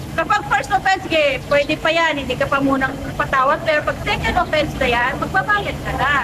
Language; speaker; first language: Filipino; non-native, local second language; Hiligaynon